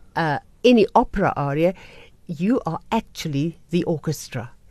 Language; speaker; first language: English; non-native, local second language; Afrikaans